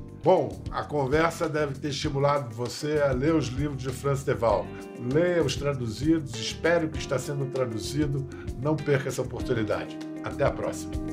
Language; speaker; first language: Portuguese; native; Portuguese